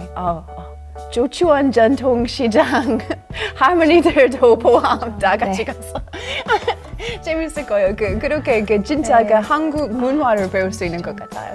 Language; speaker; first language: Korean; non-native, learner; English